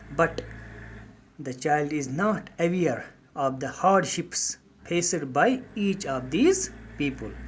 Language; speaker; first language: English; non-native, local second language; Urdu